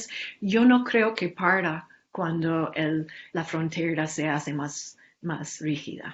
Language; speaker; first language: Spanish; non-native, fluent; English